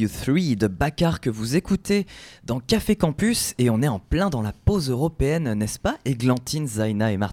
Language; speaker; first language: French; native; French